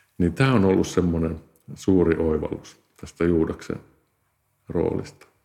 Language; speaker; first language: Finnish; native; Finnish